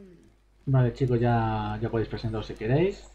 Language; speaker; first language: Spanish; native; Spanish